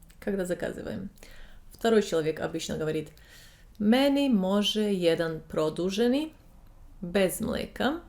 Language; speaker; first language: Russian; non-native, fluent; Serbian